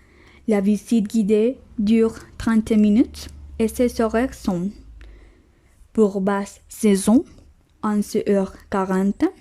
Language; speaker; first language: French; non-native, learner; Spanish